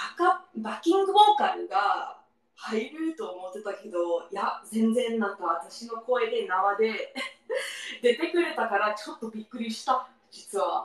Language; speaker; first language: Japanese; non-native, learner; English